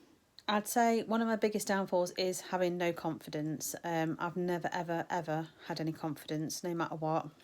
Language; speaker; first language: English; native; English